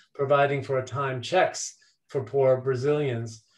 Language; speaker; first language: English; native; English